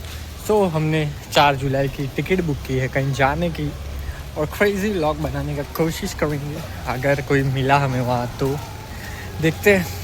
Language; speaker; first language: Hindi; native; Hindi